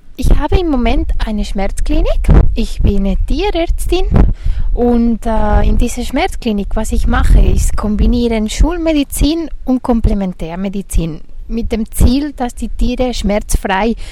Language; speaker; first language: German; non-native, fluent; Spanish